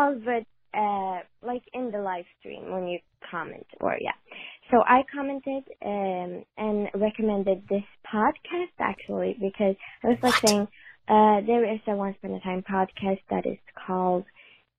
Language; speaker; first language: English; non-native, fluent; Swedish